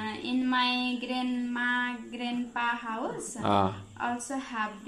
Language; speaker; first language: English; non-native, learner; Nepali